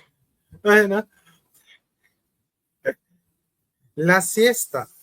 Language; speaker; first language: Spanish; non-native, learner; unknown